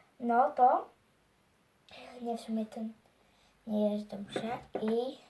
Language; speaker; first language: Polish; early bilingual, heritage; Polish